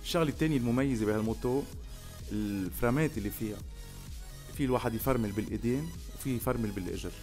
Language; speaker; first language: Arabic; native; Arabic